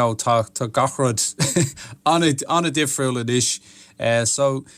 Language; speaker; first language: Irish; non-native, local second language; English